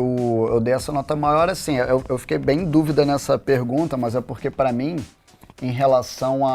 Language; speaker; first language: Portuguese; native; Portuguese